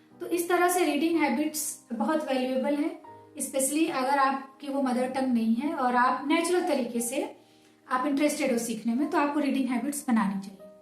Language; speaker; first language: Hindi; native; Hindi